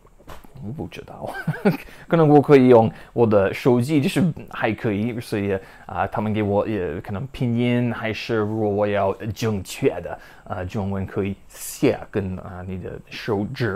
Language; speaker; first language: Chinese; non-native, learner; English